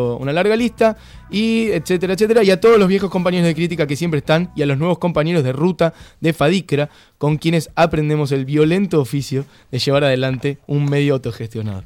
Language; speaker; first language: Spanish; native; Spanish